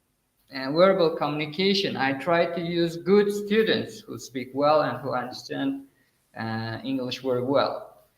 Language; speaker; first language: English; non-native, fluent; Uzbek